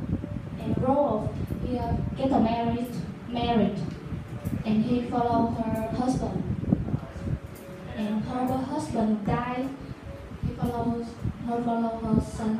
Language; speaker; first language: English; non-native, learner; Vietnamese